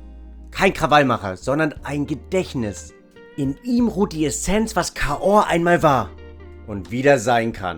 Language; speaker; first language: German; native; German